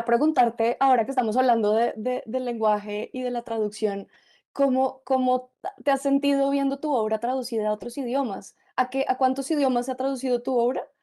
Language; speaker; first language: Spanish; native; Spanish